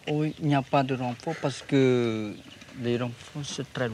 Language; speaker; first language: French; non-native, learner; Khmer